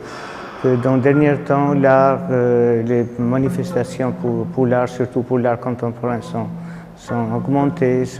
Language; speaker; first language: French; non-native, fluent; Albanian